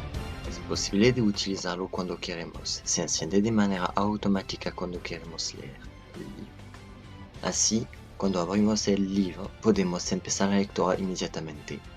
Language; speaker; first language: Spanish; non-native, learner; French